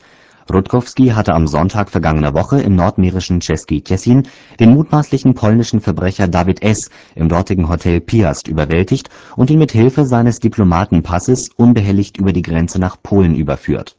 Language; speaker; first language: German; native; German